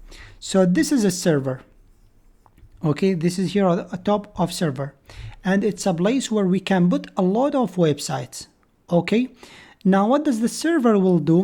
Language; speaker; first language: English; non-native, fluent; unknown